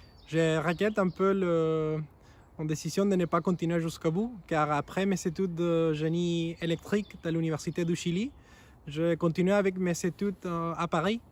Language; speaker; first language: French; non-native, fluent; Spanish